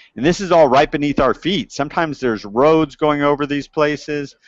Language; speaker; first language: English; native; English